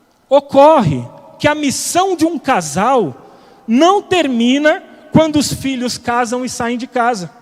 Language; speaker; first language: Portuguese; native; Portuguese